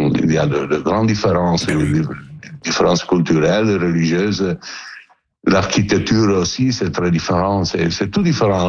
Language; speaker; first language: French; non-native, learner; Italian